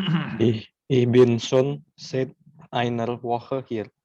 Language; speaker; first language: German; non-native, learner; Indonesian